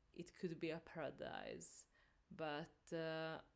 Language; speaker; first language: English; non-native, learner; Hungarian